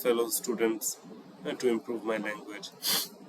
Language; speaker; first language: English; non-native, fluent; Bangla